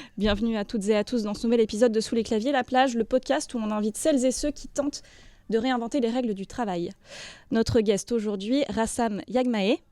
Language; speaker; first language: French; native; French